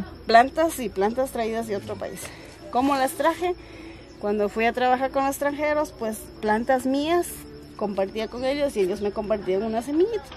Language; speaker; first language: Spanish; native; Spanish